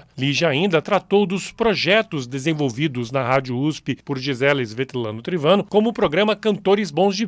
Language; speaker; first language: Portuguese; native; Portuguese